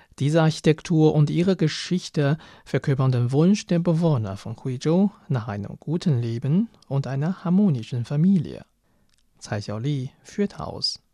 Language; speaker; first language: German; non-native, fluent; Chinese